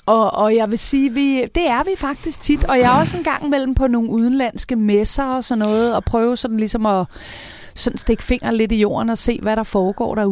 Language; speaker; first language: Danish; native; Danish